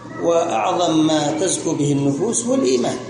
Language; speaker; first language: Arabic; native; Arabic